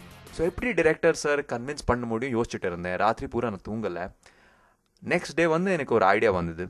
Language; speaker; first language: Tamil; early bilingual, heritage; Tamil